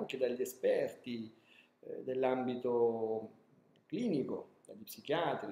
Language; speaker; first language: Italian; native; Italian